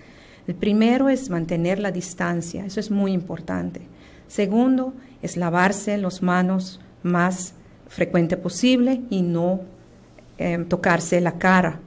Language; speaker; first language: Spanish; non-native, fluent; Papiamento